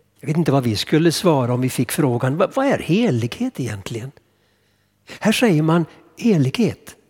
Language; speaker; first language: Swedish; native; Swedish